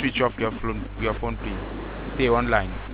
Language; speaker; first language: English; non-native, learner; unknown